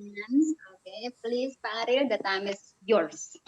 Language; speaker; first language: English; non-native, fluent; Indonesian